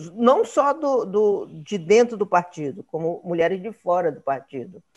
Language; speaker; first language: Portuguese; native; Portuguese